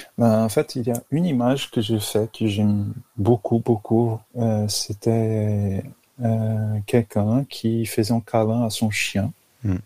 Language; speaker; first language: French; non-native, fluent; Portuguese